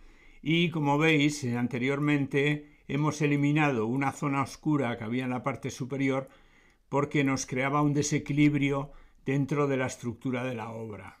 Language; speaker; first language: Spanish; native; Spanish